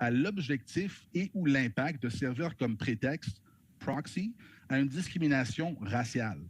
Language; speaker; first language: French; native; French